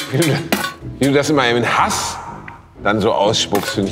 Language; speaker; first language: German; native; German